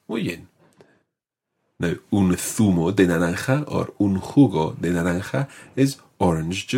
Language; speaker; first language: Spanish; non-native, fluent; English